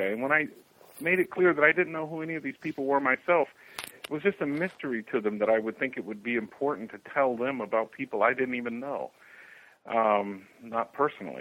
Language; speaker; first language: English; native; English